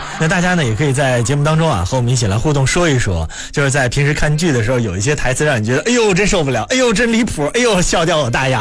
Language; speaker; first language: Chinese; native; Chinese